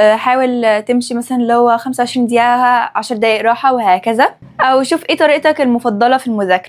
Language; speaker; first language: Arabic; native; Arabic